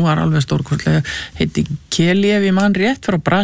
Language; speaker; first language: Icelandic; native; Icelandic